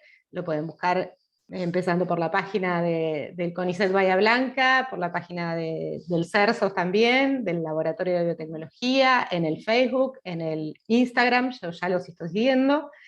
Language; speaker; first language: Spanish; native; Spanish